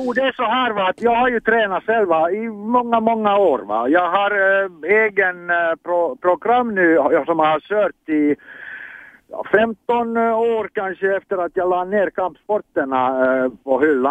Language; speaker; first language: Swedish; non-native, fluent; Finnish